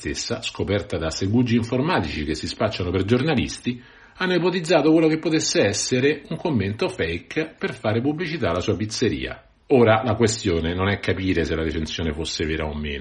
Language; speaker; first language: Italian; native; Italian